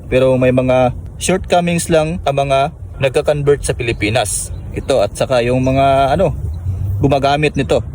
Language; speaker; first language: Filipino; native; Filipino